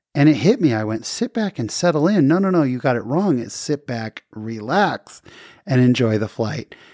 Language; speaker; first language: English; native; English